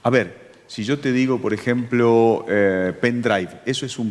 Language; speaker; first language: Spanish; native; Spanish